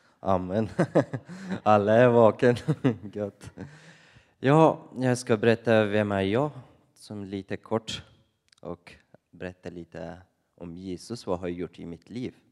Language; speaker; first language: Swedish; non-native, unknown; Persian